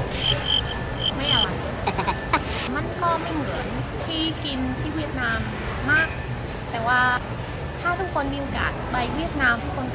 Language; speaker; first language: Thai; non-native, fluent; Vietnamese